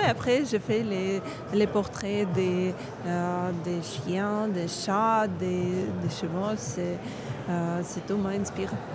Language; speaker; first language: French; non-native, learner; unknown